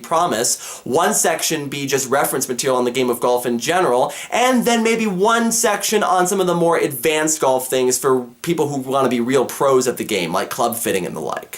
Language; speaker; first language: English; native; English